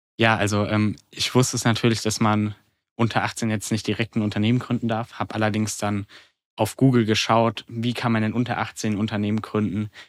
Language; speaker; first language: German; native; German